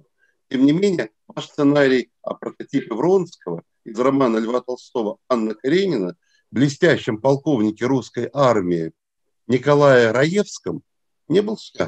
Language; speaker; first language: Russian; native; Russian